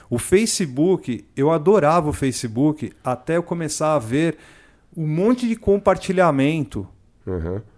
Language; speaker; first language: Portuguese; native; Portuguese